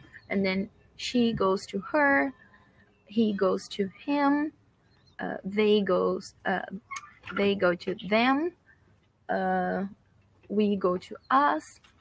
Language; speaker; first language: English; non-native, fluent; Portuguese